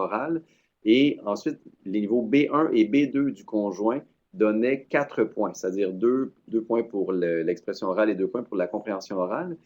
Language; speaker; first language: French; native; French